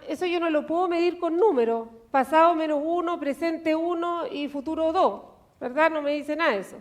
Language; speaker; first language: Spanish; native; Spanish